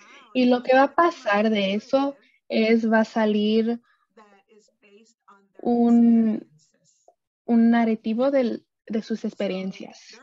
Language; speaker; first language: Spanish; early bilingual, other home language; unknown